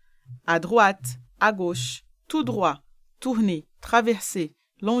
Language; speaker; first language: French; non-native, fluent; Portuguese